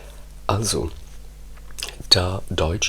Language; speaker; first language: German; non-native, fluent; Italian